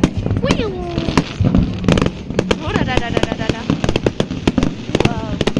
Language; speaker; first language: French; native; French